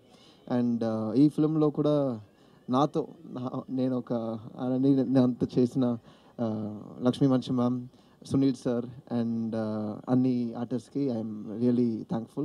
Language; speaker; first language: Telugu; non-native, fluent; Tamil